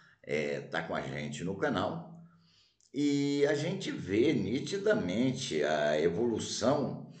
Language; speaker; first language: Portuguese; native; Portuguese